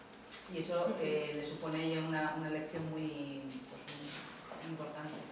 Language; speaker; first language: Spanish; native; Spanish